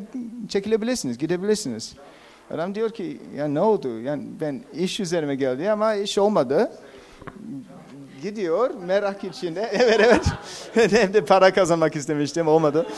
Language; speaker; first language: Turkish; non-native, fluent; English